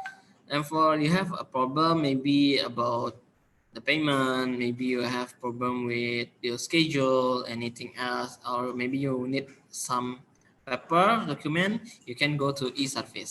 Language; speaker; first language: English; non-native, learner; Indonesian